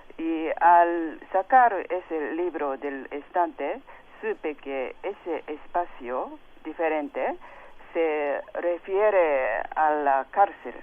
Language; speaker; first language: Spanish; non-native, fluent; Japanese